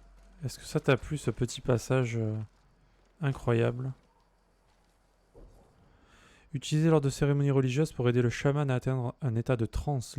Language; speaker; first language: French; native; French